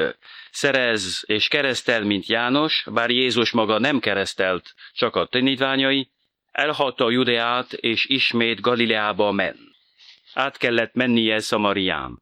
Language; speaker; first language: Hungarian; non-native, fluent; French